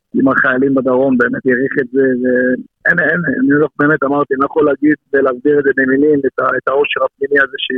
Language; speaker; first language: Hebrew; native; Hebrew